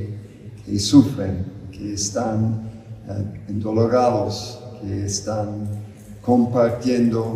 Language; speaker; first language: Spanish; non-native, fluent; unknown